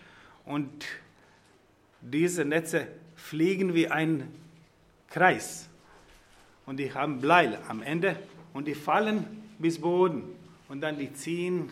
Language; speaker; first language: German; non-native, fluent; Croatian